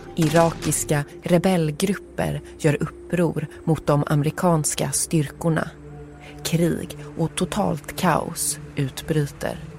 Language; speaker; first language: Swedish; native; Swedish